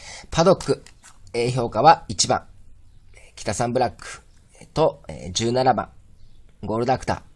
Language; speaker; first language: Japanese; native; Japanese